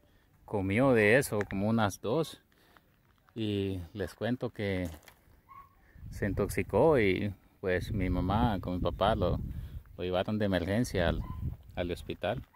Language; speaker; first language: Spanish; native; Spanish